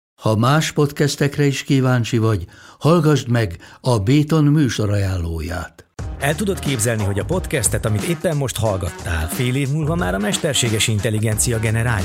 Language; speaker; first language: Hungarian; native; Hungarian